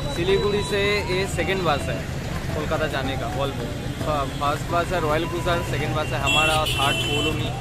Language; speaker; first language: Hindi; non-native, local second language; Bangla